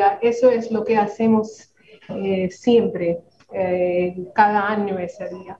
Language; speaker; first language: Spanish; non-native, fluent; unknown